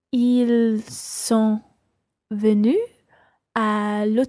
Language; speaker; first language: French; non-native, learner; English